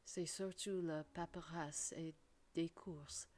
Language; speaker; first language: French; non-native, learner; English